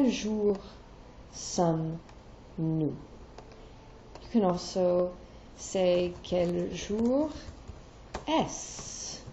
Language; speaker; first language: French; non-native, fluent; English